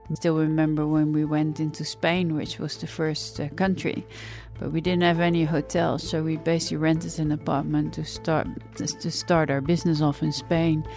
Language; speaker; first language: English; non-native, fluent; Dutch